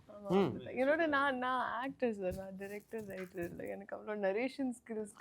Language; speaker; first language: Tamil; non-native, learner; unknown